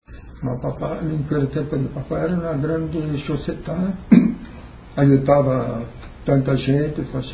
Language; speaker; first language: Italian; early bilingual, heritage; Portuguese